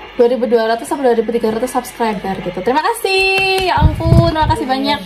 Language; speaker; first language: Indonesian; non-native, local second language; Javanese